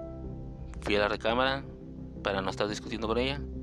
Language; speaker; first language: Spanish; native; Spanish